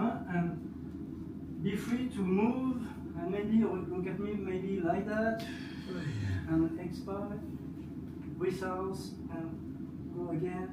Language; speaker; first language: English; non-native, learner; French